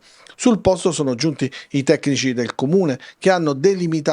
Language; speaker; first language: Italian; native; Italian